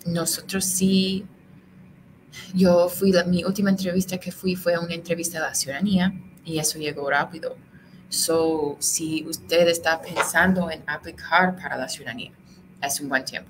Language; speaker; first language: Spanish; non-native, fluent; English